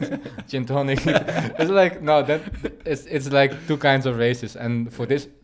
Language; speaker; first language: English; non-native, fluent; Dutch